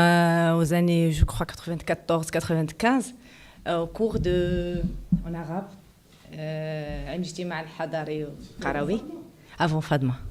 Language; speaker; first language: French; non-native, local second language; Arabic